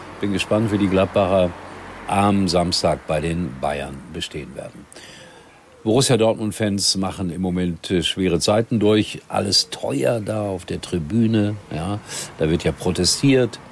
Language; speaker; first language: German; native; German